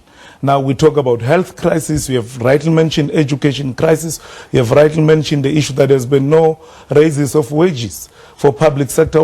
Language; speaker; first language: English; non-native, local second language; Swati